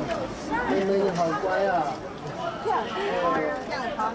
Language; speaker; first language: Chinese; native; Chinese